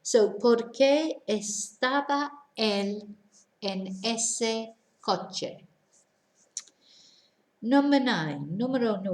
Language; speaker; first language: Spanish; non-native, fluent; English